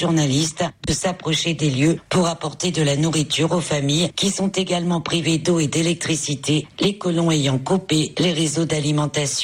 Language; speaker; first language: French; native; French